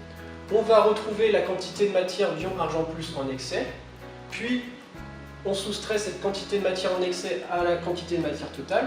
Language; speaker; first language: French; native; French